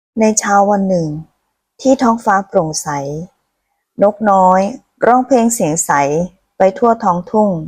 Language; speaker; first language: Thai; native; Thai